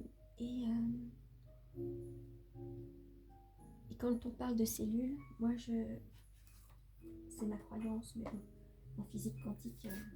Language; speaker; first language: French; native; French